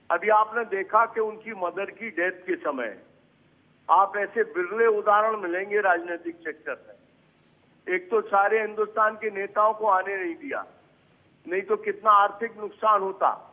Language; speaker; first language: Hindi; native; Hindi